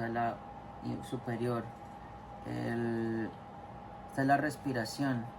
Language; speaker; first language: Spanish; native; Spanish